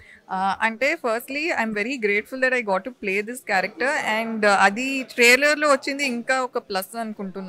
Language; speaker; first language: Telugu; non-native, local second language; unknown